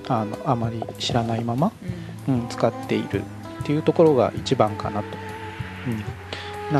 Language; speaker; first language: Japanese; native; Japanese